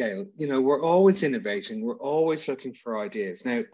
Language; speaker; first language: English; native; English